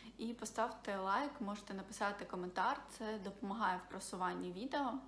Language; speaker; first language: Ukrainian; non-native, local second language; Russian